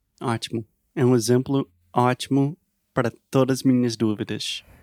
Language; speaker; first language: Portuguese; non-native, learner; English